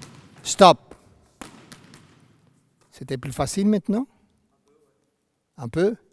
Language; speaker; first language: French; non-native, fluent; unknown